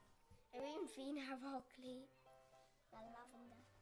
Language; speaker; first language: Welsh; non-native, local second language; English